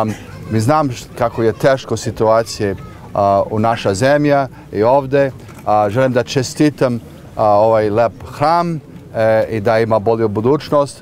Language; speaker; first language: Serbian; early bilingual, heritage; Serbian